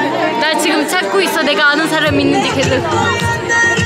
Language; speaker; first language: Korean; non-native, fluent; Turkish